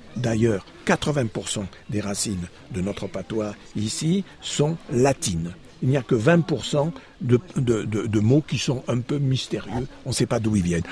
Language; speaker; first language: French; native; French